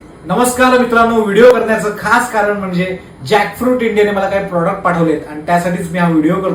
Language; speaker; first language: Marathi; native; Marathi